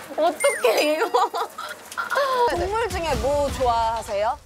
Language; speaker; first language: Korean; native; Korean